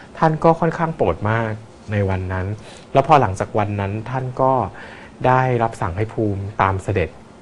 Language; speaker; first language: Thai; native; Thai